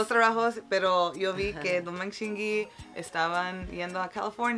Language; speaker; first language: Spanish; early bilingual, heritage; Spanish